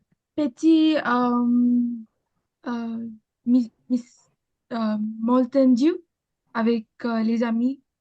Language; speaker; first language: French; non-native, learner; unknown